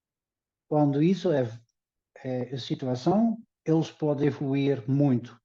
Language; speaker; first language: Portuguese; early bilingual, heritage; Dutch